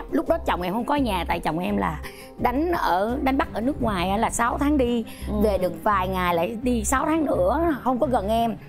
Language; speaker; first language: Vietnamese; non-native, local second language; Khmer